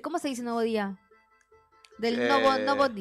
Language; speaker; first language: Spanish; native; Spanish